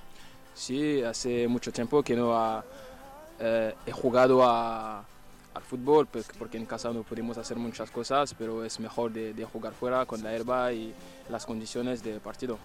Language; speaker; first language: Spanish; non-native, fluent; French